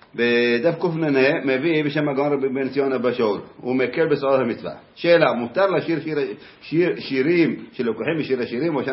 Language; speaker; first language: Hebrew; native; Hebrew